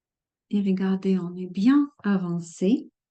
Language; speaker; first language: French; non-native, fluent; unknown